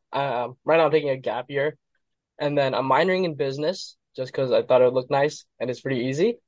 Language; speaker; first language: English; native; English